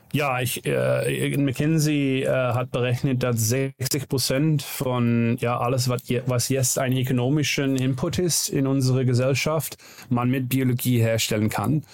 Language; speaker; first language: German; non-native, learner; Dutch